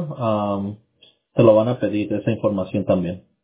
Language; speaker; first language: Spanish; early bilingual, heritage; Spanish